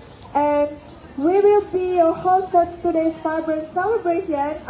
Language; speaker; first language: English; non-native, fluent; Indonesian